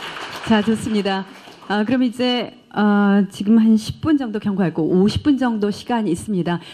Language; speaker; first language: Korean; native; Korean